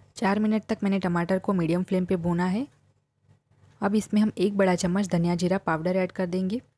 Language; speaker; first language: Hindi; non-native, local second language; Gujarati